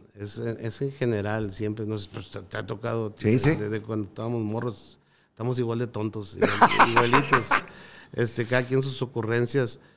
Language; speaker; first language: Spanish; native; Spanish